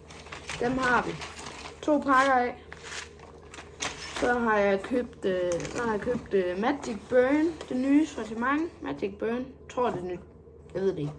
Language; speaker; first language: Danish; native; Danish